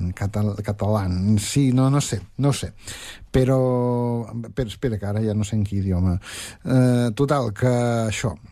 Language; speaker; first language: Catalan; native; Catalan